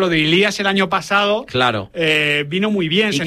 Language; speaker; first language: Spanish; native; Spanish